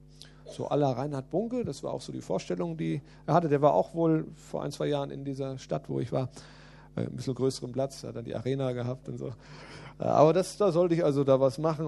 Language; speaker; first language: German; native; German